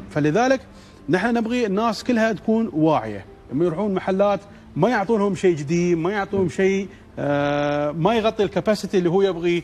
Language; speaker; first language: Arabic; native; Arabic